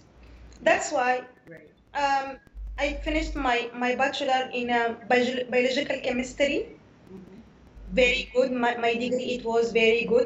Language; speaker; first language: English; non-native, learner; Arabic